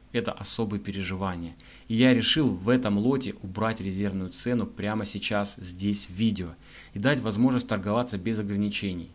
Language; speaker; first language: Russian; native; Russian